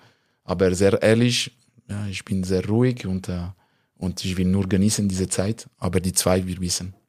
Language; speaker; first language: German; non-native, local second language; French